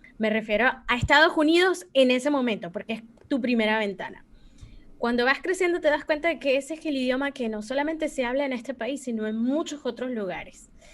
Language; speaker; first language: Spanish; native; Spanish